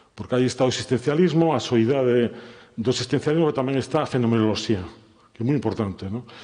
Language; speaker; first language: Galician; native; Galician